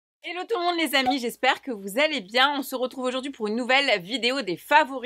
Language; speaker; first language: French; native; French